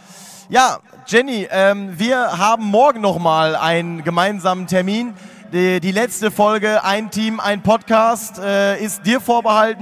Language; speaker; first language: German; native; German